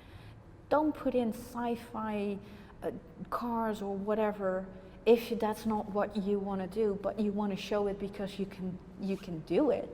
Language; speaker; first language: English; non-native, fluent; Dutch